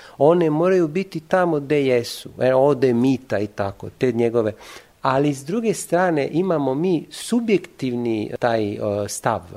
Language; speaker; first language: Serbian; non-native, fluent; Italian